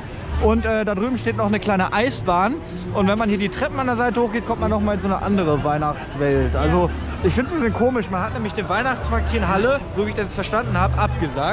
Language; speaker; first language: German; native; German